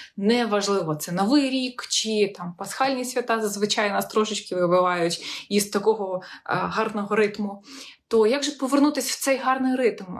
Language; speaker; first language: Ukrainian; non-native, local second language; Russian